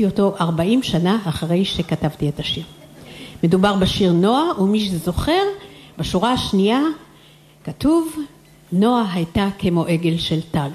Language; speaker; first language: Hebrew; native; Hebrew